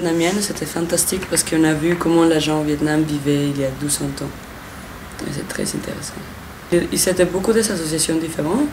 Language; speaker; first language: French; non-native, fluent; Spanish